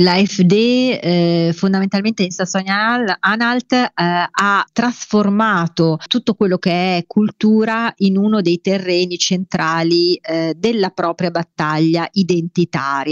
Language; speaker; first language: Italian; native; Italian